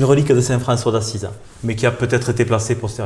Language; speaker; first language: French; native; French